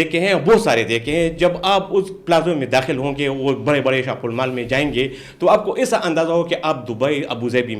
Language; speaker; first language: Urdu; non-native, local second language; Pashto